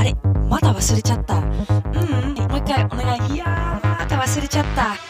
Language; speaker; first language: Japanese; non-native, learner; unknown